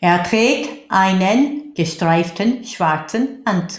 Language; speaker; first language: German; non-native, fluent; English